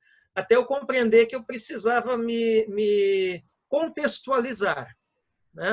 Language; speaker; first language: Portuguese; native; Portuguese